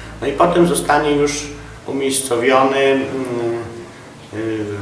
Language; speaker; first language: Polish; native; Polish